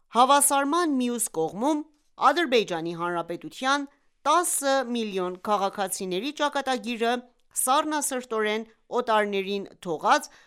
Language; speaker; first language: Armenian; early bilingual, heritage; Armenian